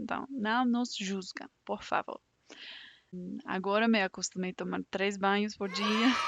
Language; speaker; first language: Portuguese; non-native, fluent; English